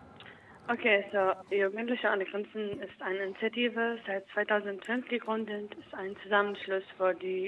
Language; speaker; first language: German; non-native, learner; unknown